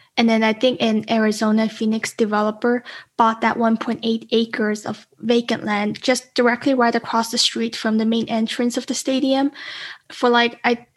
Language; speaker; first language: English; native; English